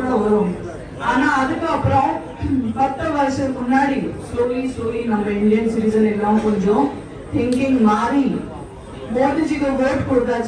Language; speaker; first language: Tamil; non-native, fluent; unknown